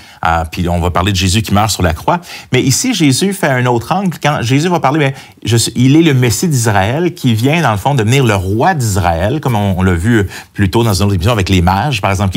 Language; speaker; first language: French; native; French